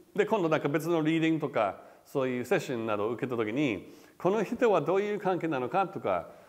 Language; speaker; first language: Japanese; non-native, fluent; English